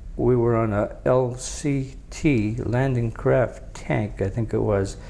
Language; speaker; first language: English; native; English